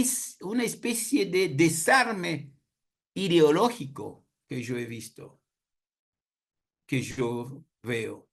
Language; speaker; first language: Spanish; non-native, fluent; Haitian Creole